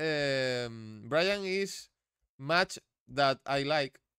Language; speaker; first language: English; non-native, learner; Spanish